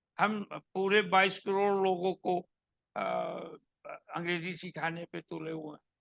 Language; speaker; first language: Urdu; non-native, local second language; Punjabi